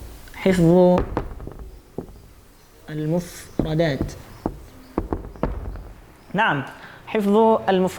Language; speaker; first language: Arabic; non-native, fluent; Indonesian